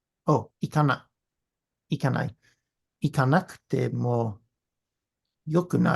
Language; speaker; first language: Japanese; non-native, learner; English